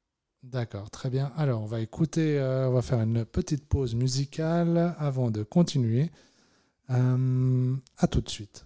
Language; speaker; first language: French; native; French